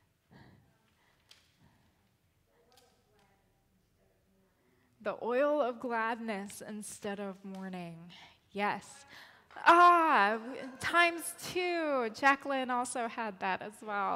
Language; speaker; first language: English; native; English